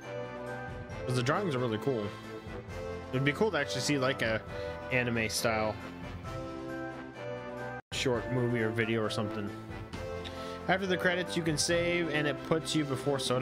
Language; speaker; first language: English; native; English